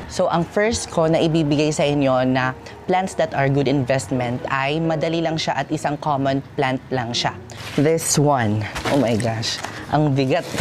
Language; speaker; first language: Filipino; non-native, local second language; Waray